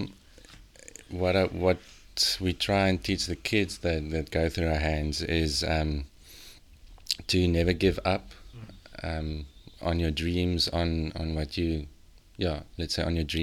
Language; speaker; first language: English; non-native, local second language; Afrikaans